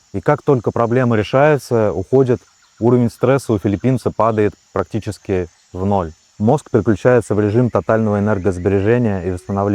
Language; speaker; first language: Russian; native; Russian